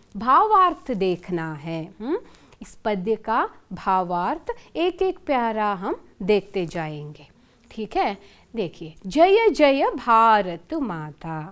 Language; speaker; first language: Hindi; non-native, local second language; Kannada